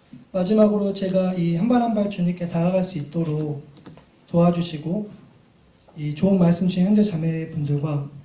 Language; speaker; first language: Korean; native; Korean